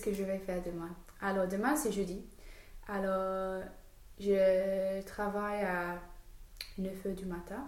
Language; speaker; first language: French; non-native, fluent; English